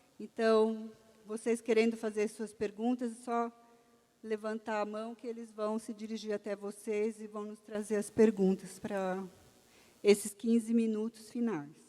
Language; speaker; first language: Portuguese; native; Portuguese